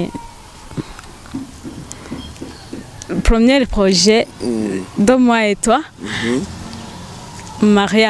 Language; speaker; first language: French; non-native, learner; Rundi